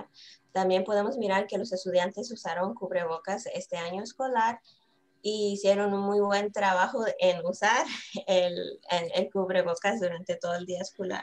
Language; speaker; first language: Spanish; early bilingual, heritage; Spanish